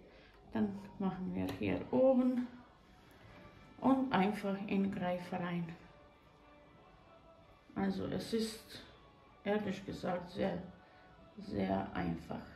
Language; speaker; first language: German; non-native, fluent; Croatian